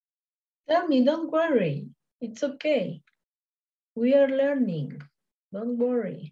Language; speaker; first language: English; non-native, learner; Spanish